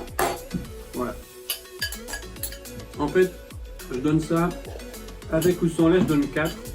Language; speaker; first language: French; native; French